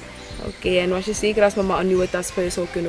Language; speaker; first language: Dutch; native; Dutch